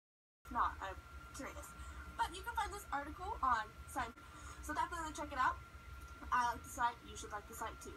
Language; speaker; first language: English; native; English